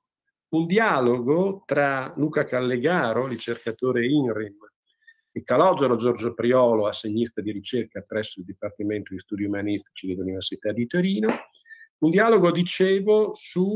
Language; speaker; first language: Italian; native; Italian